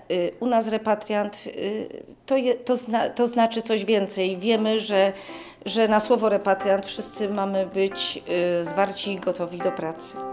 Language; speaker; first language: Polish; native; Polish